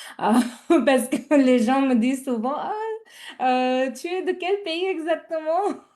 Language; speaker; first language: French; non-native, fluent; Marathi